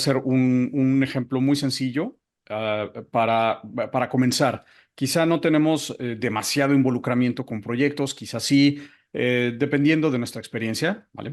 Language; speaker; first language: Spanish; native; Spanish